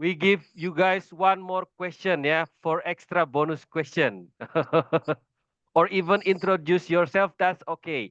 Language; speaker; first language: English; non-native, fluent; Indonesian